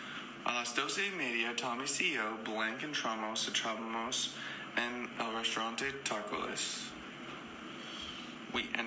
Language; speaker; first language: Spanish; non-native, fluent; English